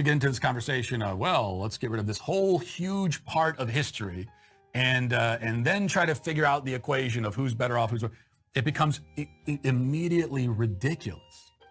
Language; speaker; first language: English; native; English